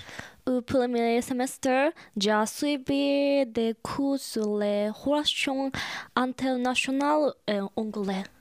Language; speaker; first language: French; non-native, learner; Japanese